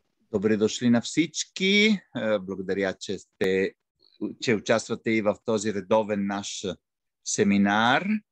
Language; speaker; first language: Bulgarian; non-native, fluent; Italian